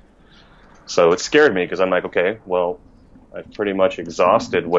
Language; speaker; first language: English; native; English